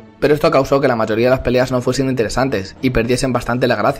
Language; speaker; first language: Spanish; native; Spanish